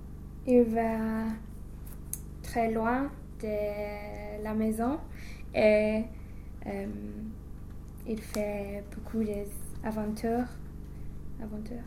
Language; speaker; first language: French; non-native, learner; English